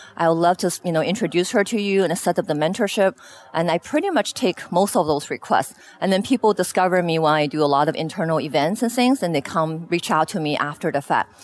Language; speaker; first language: English; non-native, fluent; Chinese